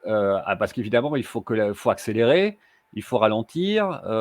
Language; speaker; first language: French; native; French